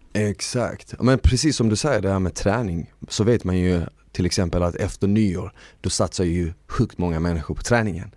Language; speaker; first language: Swedish; early bilingual, other home language; Bosnian